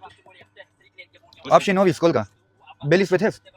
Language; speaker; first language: Russian; non-native, learner; Tamil